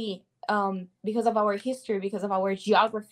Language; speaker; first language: English; non-native, fluent; Italian